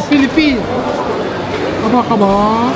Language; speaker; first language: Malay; non-native, learner; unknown